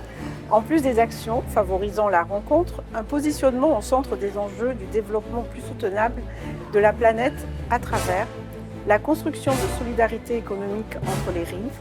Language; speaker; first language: French; native; French